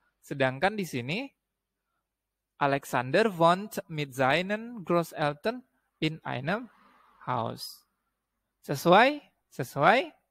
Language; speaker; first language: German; non-native, learner; Indonesian